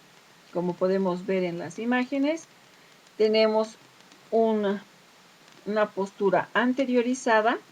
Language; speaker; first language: Spanish; native; Spanish